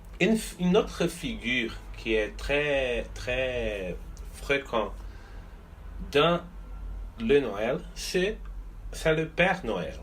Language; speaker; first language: French; non-native, fluent; Portuguese